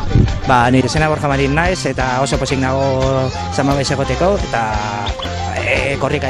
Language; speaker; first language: Basque; non-native, learner; Spanish